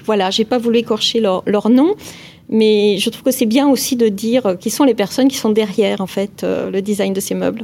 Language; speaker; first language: French; native; French